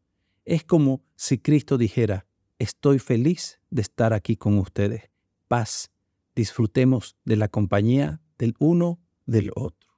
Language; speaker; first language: Spanish; native; Spanish